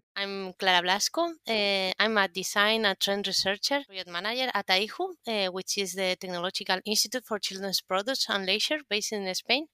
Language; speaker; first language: English; non-native, fluent; Spanish